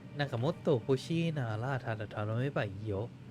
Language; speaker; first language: Japanese; non-native, fluent; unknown